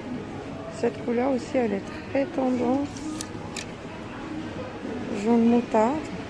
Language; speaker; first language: French; native; French